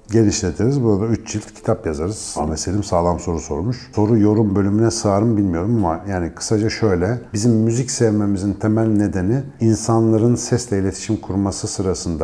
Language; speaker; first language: Turkish; native; Turkish